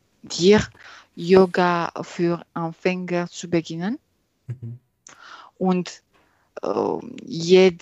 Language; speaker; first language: German; non-native, learner; French